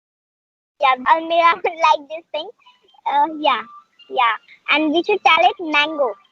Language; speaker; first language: English; non-native, learner; Hindi